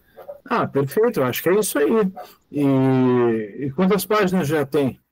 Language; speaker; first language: Portuguese; native; Portuguese